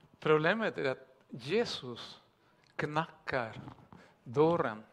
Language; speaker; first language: Swedish; non-native, fluent; Spanish